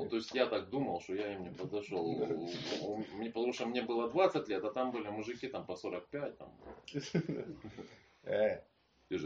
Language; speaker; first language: Polish; non-native, learner; Russian